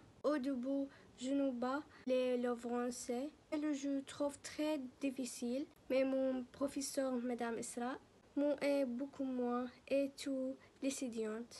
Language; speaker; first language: French; non-native, learner; Arabic